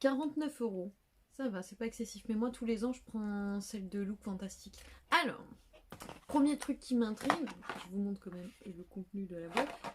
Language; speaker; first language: French; native; French